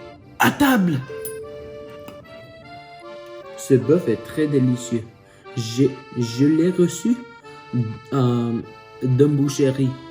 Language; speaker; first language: French; non-native, learner; English